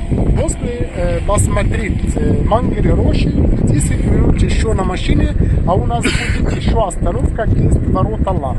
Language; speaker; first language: Russian; non-native, local second language; Arabic